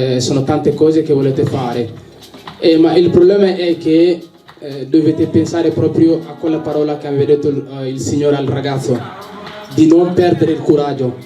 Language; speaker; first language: Italian; non-native, fluent; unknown